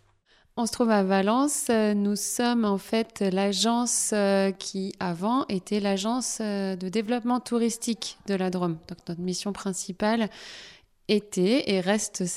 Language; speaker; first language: French; native; French